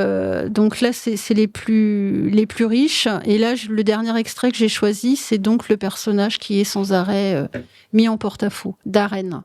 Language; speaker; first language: French; native; French